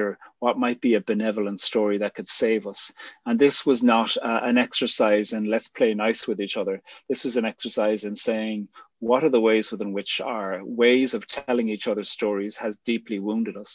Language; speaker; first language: English; native; English